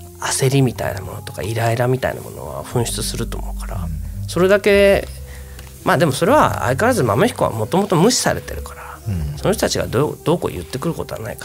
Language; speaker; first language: Japanese; native; Japanese